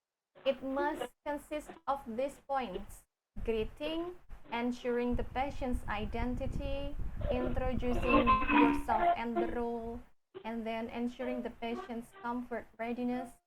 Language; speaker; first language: English; non-native, fluent; Indonesian